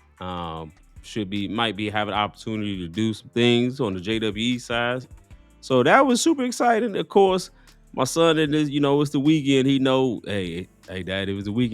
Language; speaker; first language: English; native; English